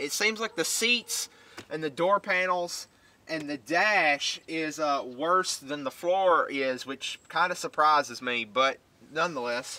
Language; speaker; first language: English; native; English